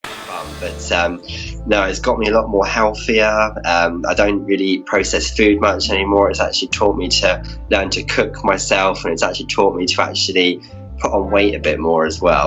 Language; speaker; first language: English; native; English